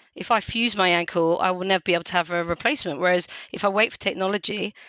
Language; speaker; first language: English; native; English